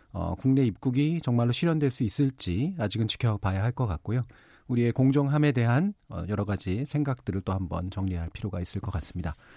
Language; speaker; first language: Korean; native; Korean